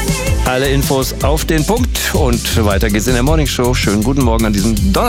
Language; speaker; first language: German; native; German